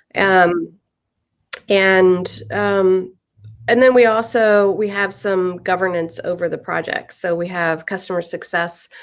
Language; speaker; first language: English; native; English